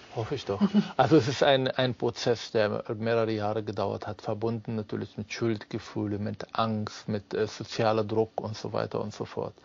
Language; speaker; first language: German; non-native, fluent; Arabic